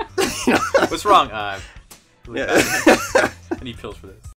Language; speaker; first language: English; native; English